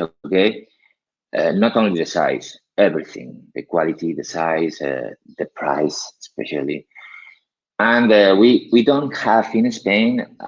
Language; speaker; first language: English; non-native, learner; Spanish